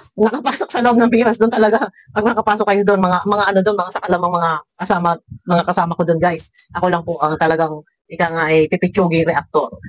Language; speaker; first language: Filipino; native; Filipino